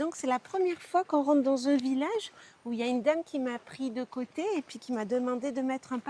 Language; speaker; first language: French; native; French